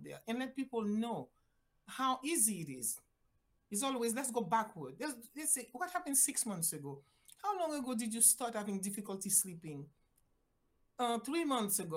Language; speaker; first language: English; non-native, fluent; Haitian Creole